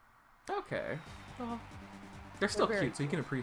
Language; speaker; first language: English; native; English